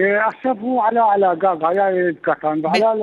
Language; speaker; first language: Hebrew; non-native, local second language; Arabic